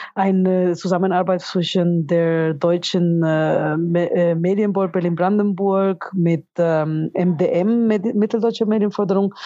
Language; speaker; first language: German; non-native, fluent; Spanish